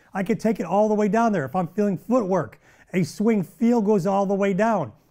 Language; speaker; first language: English; native; English